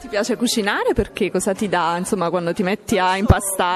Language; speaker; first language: Italian; native; Italian